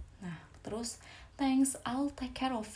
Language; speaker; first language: English; non-native, fluent; Indonesian